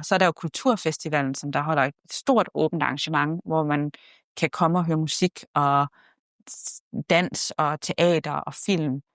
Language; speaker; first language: Danish; native; Danish